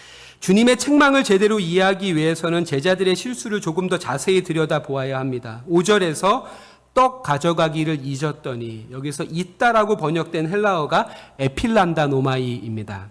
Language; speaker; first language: Korean; native; Korean